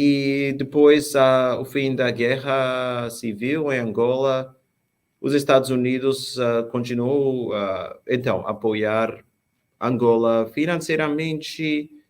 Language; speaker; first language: Portuguese; non-native, fluent; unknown